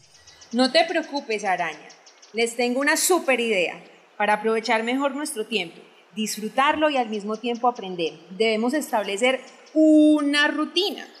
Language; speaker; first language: Spanish; native; Spanish